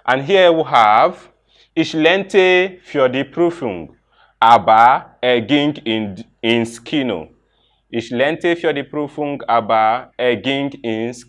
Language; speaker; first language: German; non-native, fluent; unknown